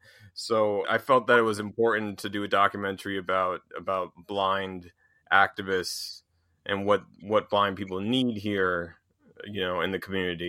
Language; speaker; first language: English; native; English